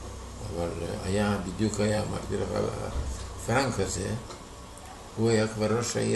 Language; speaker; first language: Hebrew; non-native, fluent; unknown